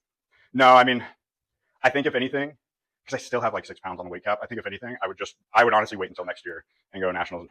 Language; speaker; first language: English; native; English